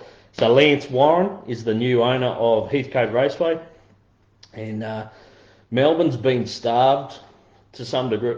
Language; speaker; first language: English; native; English